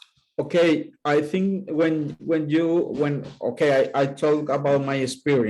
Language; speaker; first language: English; non-native, learner; Spanish